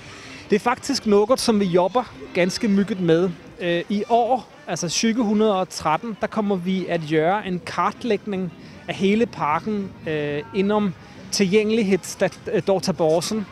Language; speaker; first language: Swedish; native; Swedish